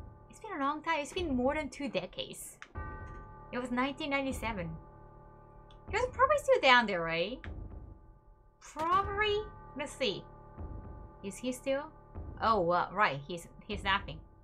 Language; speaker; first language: English; non-native, fluent; Japanese